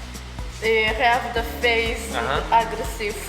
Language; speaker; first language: English; non-native, learner; Portuguese